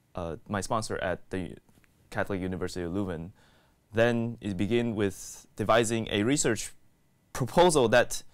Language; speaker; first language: English; native; English